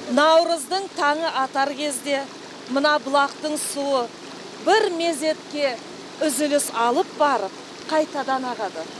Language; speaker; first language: Kazakh; native; Kazakh